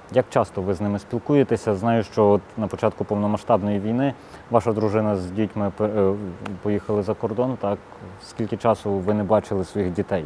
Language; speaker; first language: Ukrainian; native; Ukrainian